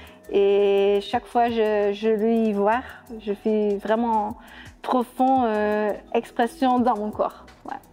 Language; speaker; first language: French; non-native, fluent; Dutch